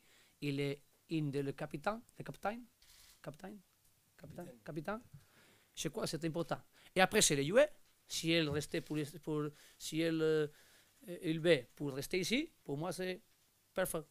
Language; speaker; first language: French; non-native, learner; Spanish